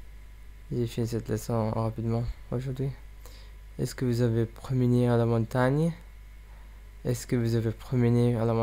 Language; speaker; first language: French; non-native, learner; English